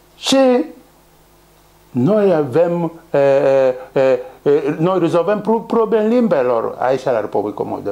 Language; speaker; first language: Romanian; non-native, learner; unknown